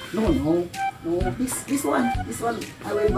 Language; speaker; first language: English; non-native, learner; Filipino